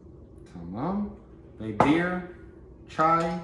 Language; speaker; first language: Turkish; non-native, learner; English